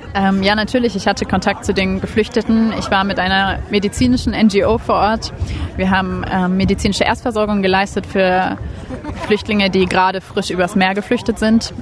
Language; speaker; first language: German; native; German